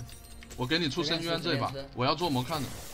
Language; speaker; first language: Chinese; native; Chinese